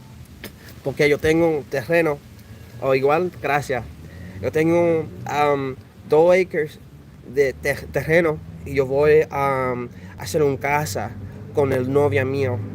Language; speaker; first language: Spanish; early bilingual, heritage; English